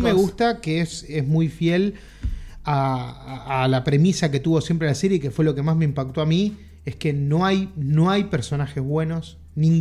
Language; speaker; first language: Spanish; native; Spanish